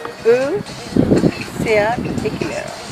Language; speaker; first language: Turkish; non-native, learner; English